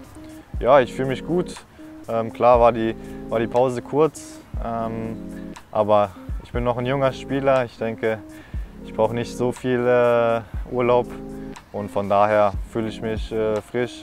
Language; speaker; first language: German; non-native, fluent; Japanese